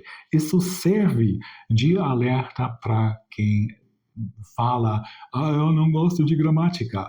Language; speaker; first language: Portuguese; non-native, fluent; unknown